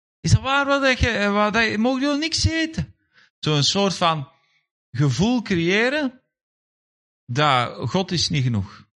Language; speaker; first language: Dutch; native; Dutch